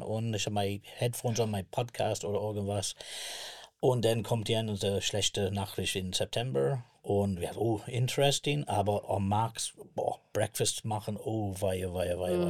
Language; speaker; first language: German; non-native, learner; English